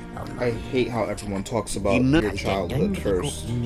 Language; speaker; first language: English; native; English